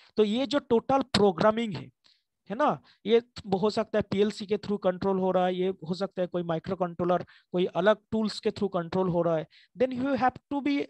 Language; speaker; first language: Hindi; non-native, local second language; Bangla